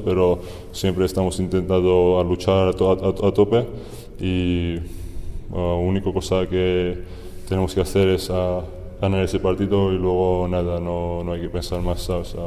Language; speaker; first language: Spanish; non-native, fluent; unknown